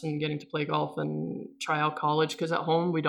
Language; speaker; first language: English; non-native, fluent; Swedish